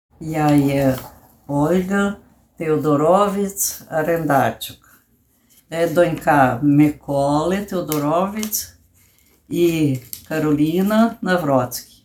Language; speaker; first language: Ukrainian; early bilingual, heritage; Ukrainian